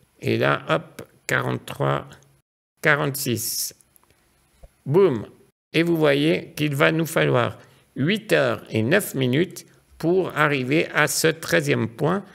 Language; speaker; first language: French; native; French